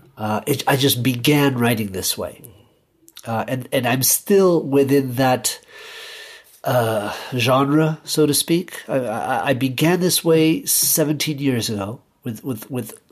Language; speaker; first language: English; early bilingual, other home language; Spanish